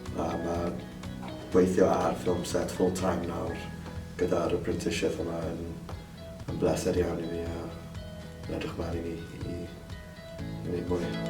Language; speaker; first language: Welsh; non-native, local second language; English